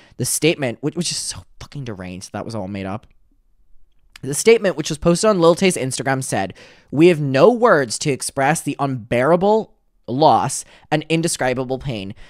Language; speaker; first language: English; native; English